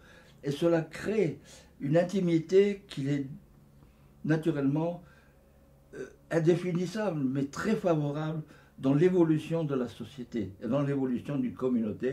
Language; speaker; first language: French; native; French